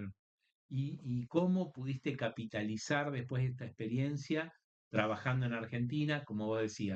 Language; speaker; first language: Spanish; native; Spanish